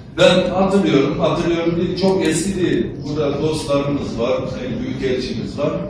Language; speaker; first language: Turkish; native; Turkish